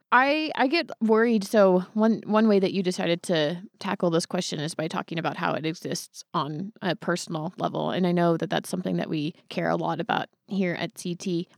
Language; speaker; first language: English; native; English